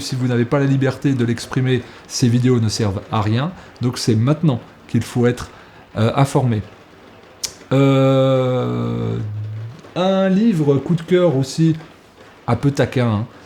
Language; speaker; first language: French; native; French